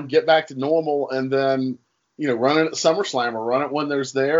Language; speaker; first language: English; native; English